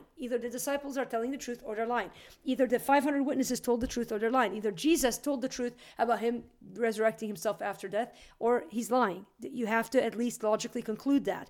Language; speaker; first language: English; native; English